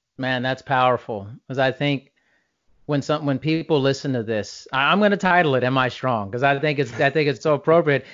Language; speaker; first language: English; native; English